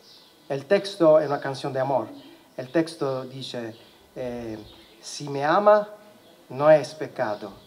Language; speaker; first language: Spanish; non-native, learner; Italian